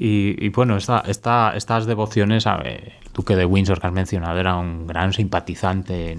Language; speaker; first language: Spanish; native; Spanish